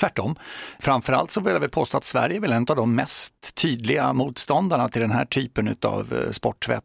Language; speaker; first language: Swedish; native; Swedish